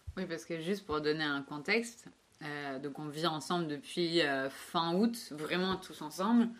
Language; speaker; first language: French; native; French